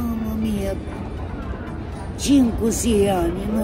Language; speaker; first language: Italian; non-native, learner; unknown